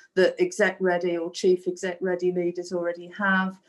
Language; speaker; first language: English; native; English